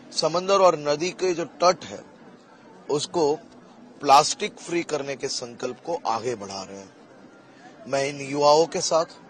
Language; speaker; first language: Hindi; non-native, local second language; Gujarati